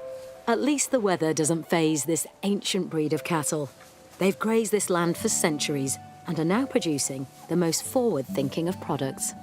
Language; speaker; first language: English; native; English